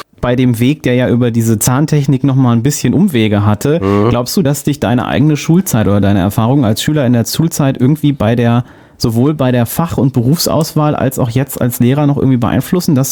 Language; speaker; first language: German; native; German